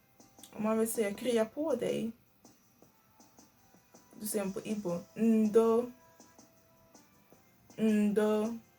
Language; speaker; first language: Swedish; non-native, fluent; Igbo